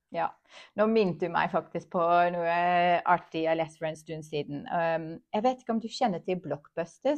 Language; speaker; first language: Norwegian; non-native, fluent; English